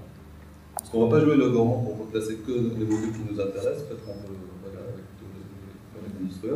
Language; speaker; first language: French; non-native, local second language; Arabic